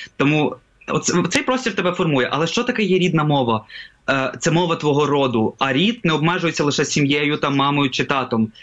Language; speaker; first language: Ukrainian; non-native, local second language; Russian